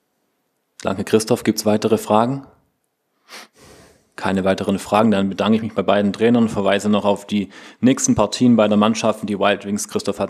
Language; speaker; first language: German; native; German